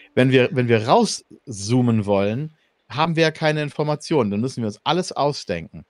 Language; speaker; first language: German; native; German